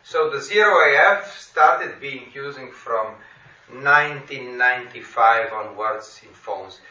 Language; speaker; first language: English; non-native, fluent; Slovenian